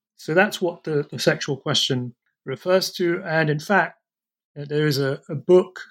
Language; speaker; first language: English; native; English